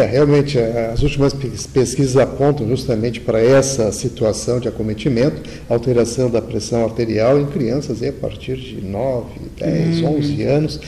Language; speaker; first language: Portuguese; native; Portuguese